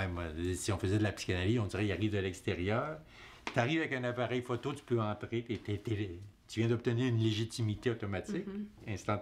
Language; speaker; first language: French; native; French